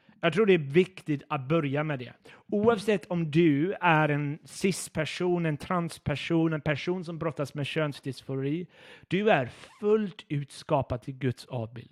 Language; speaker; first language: Swedish; non-native, fluent; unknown